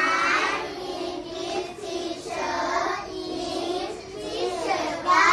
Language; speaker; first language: English; non-native, learner; Thai